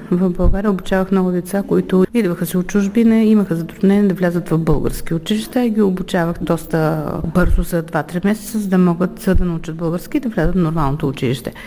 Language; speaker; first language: Bulgarian; native; Bulgarian